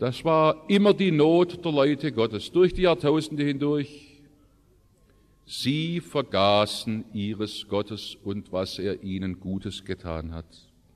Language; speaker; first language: German; native; German